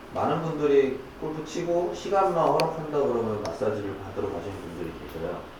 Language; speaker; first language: Korean; native; Korean